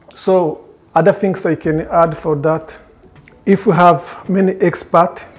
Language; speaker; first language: English; non-native, local second language; Kinyarwanda